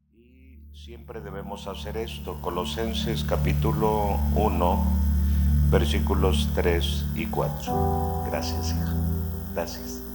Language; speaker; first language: Spanish; native; Spanish